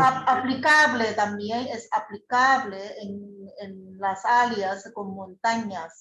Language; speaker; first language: Spanish; non-native, fluent; Chinese